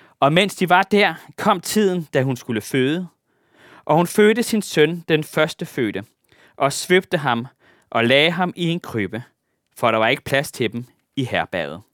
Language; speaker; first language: Danish; native; Danish